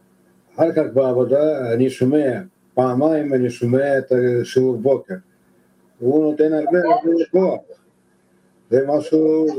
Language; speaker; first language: Hebrew; non-native, fluent; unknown